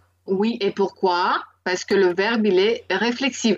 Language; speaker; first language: French; native; French